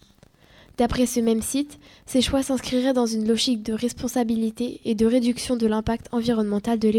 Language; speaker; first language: French; native; French